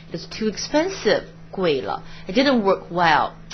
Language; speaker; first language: English; non-native, fluent; Chinese